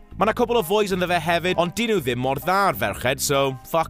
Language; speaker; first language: Welsh; native; Welsh